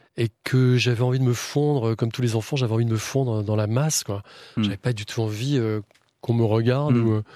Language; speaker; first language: French; native; French